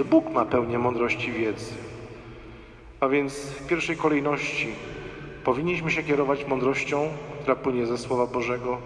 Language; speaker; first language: Polish; native; Polish